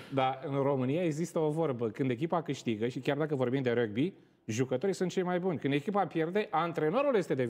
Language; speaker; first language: Romanian; native; Romanian